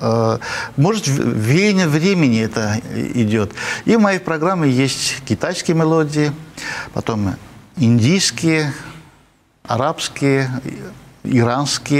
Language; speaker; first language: Russian; non-native, fluent; Armenian